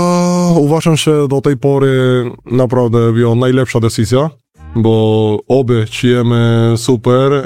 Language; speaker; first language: Polish; non-native, learner; Spanish